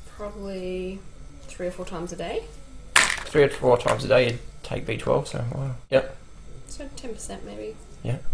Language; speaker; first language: English; native; English